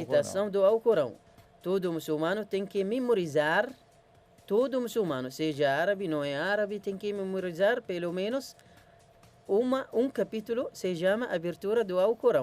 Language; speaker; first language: Portuguese; non-native, learner; Arabic